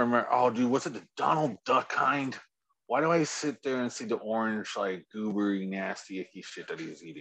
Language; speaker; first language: English; native; English